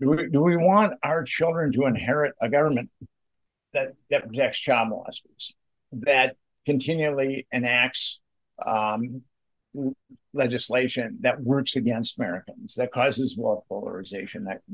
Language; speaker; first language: English; native; English